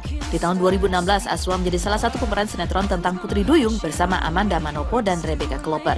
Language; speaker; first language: Indonesian; native; Indonesian